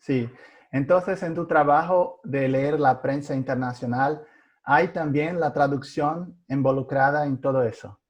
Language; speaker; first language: Spanish; non-native, fluent; Portuguese